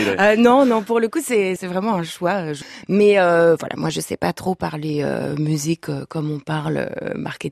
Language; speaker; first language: French; non-native, fluent; Lithuanian